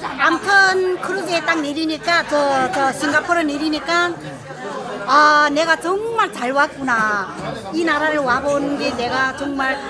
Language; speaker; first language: Korean; early bilingual, heritage; Korean